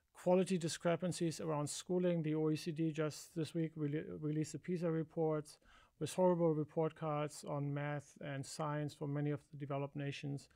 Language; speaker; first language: English; non-native, fluent; German